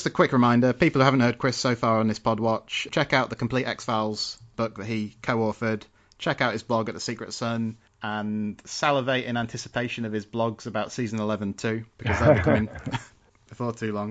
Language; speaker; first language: English; native; English